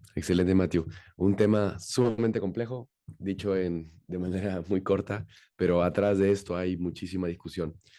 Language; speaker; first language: Spanish; native; Spanish